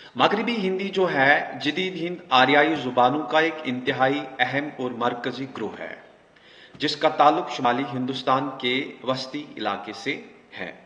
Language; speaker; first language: Urdu; non-native, local second language; Kashmiri